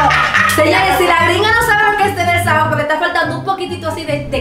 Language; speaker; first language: Spanish; native; Spanish